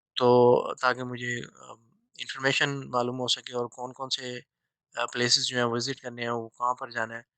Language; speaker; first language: Urdu; native; Urdu